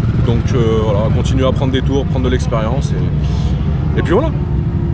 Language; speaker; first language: French; native; French